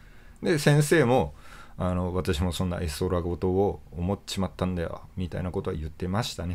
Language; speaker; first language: Japanese; native; Japanese